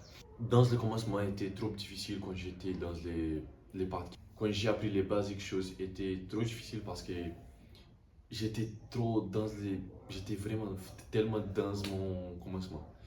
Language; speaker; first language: French; non-native, learner; Portuguese